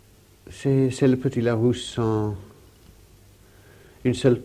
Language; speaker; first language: French; non-native, fluent; English